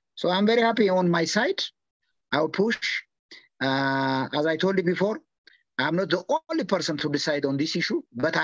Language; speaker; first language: English; non-native, local second language; Amharic